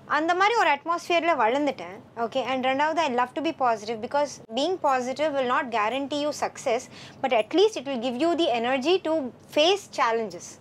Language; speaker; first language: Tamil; non-native, local second language; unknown